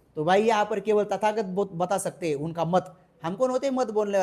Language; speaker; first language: Hindi; non-native, local second language; Marathi